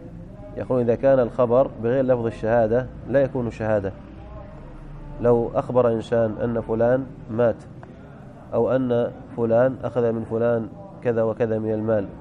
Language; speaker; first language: Arabic; native; Arabic